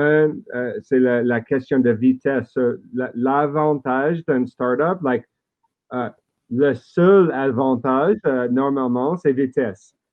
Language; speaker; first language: French; non-native, learner; English